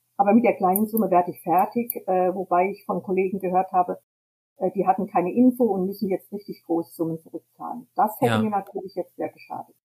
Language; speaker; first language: German; native; German